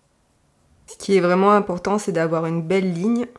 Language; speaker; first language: French; native; French